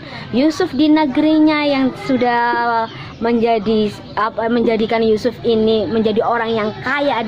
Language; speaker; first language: Indonesian; non-native, local second language; Javanese